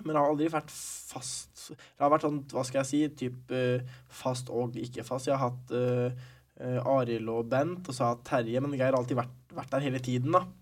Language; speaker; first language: Norwegian; early bilingual, other home language; Arabic